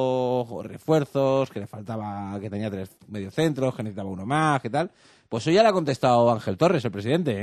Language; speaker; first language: Spanish; native; Spanish